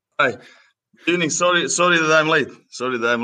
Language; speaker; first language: English; non-native, fluent; Greek